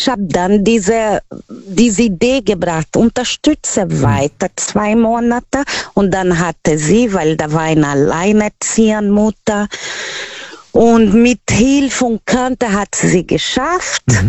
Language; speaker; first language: German; non-native, learner; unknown